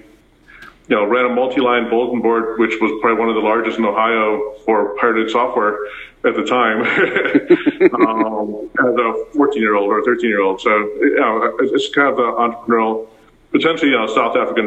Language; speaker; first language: English; early bilingual, other home language; Afrikaans